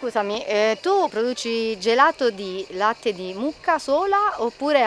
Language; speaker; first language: Italian; native; Italian